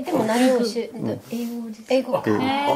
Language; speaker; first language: Japanese; non-native, fluent; Chinese